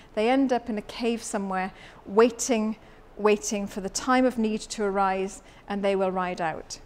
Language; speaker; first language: English; native; English